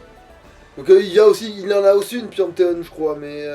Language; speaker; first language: French; native; French